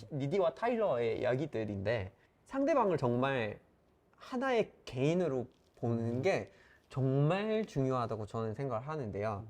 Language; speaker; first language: Korean; non-native, fluent; English